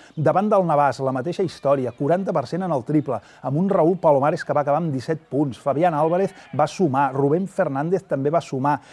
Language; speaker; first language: Catalan; native; Catalan